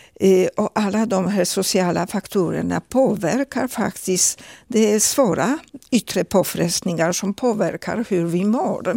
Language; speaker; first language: Swedish; non-native, fluent; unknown